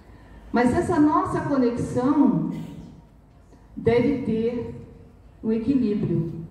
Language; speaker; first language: Portuguese; native; Portuguese